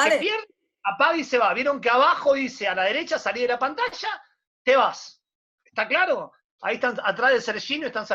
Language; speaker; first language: Spanish; native; Spanish